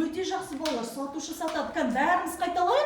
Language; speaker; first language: Kazakh; native; Kazakh